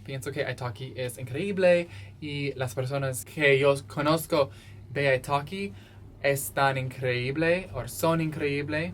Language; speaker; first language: Spanish; non-native, learner; English